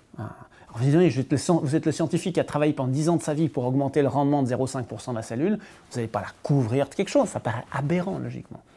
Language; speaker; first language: French; native; French